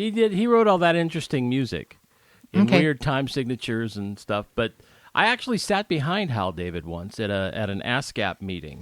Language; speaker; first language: English; native; English